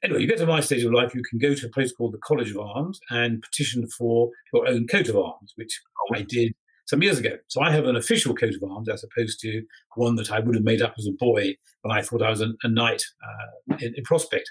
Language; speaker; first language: English; native; English